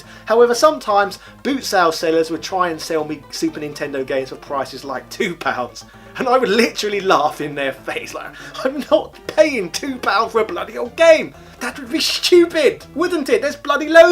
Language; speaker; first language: English; native; English